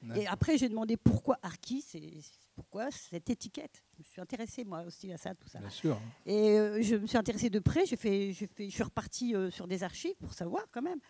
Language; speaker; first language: French; native; French